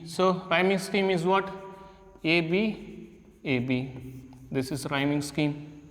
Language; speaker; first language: English; non-native, local second language; Hindi